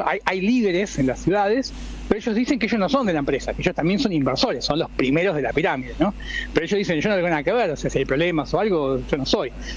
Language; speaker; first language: Spanish; native; Spanish